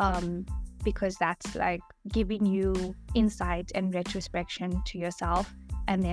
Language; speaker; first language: English; native; English